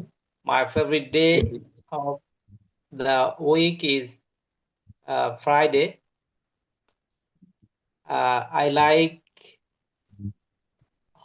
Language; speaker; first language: English; non-native, learner; Bangla